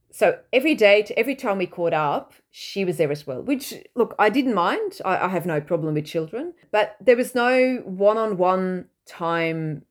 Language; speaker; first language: English; non-native, fluent; Dutch